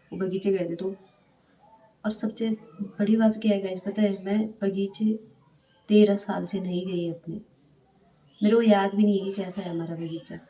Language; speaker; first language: Hindi; native; Hindi